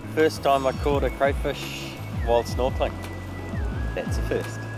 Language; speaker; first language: English; native; English